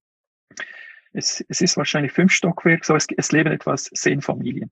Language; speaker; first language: German; non-native, fluent; Uyghur